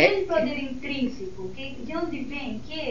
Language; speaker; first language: Spanish; non-native, learner; Portuguese